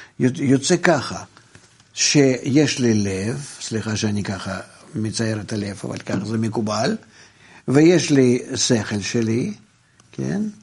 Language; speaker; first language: Hebrew; non-native, fluent; Russian